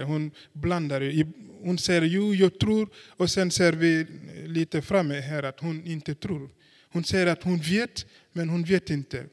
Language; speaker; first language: Swedish; non-native, fluent; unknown